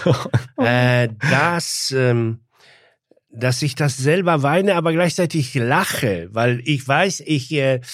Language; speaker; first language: German; non-native, fluent; Polish